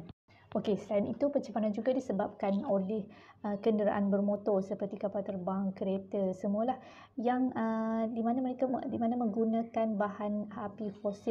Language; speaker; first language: Malay; native; Malay